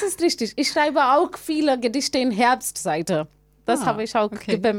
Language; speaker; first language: German; non-native, fluent; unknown